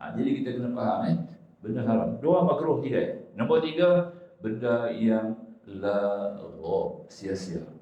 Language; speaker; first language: Malay; native; Malay